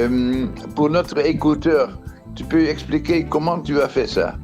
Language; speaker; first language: French; non-native, fluent; Dutch